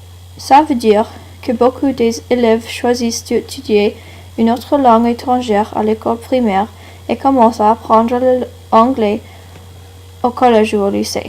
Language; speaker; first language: French; non-native, learner; English